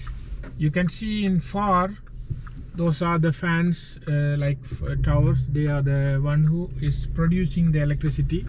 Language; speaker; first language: English; non-native, fluent; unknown